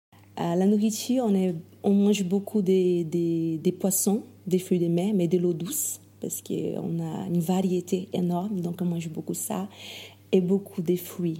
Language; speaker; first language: French; non-native, fluent; Portuguese